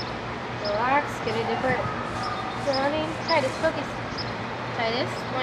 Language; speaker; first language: English; native; English